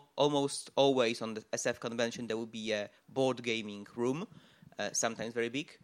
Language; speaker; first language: English; non-native, fluent; Polish